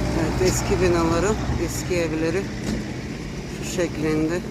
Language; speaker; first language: Turkish; early bilingual, heritage; Turkish